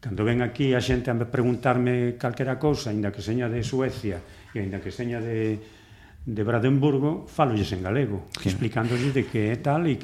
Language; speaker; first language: Galician; native; Galician